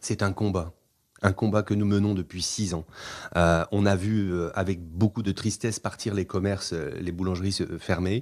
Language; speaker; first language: French; native; French